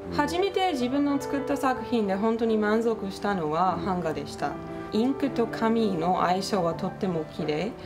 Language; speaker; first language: Japanese; non-native, fluent; English